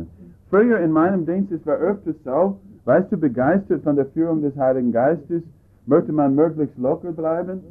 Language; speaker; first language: German; non-native, fluent; English